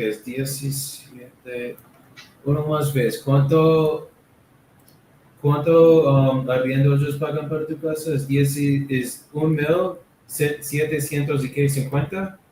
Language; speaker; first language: Spanish; non-native, learner; English